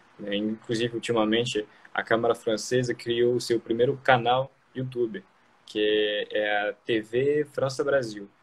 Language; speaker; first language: Portuguese; non-native, fluent; French